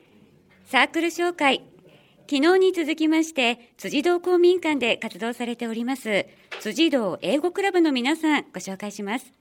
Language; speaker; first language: Japanese; native; Japanese